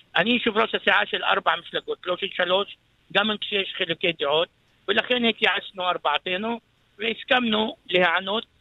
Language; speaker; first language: Hebrew; non-native, local second language; Arabic